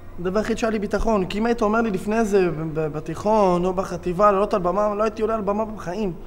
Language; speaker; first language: Hebrew; native; Hebrew